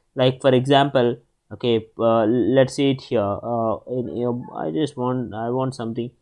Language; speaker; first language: English; non-native, local second language; Telugu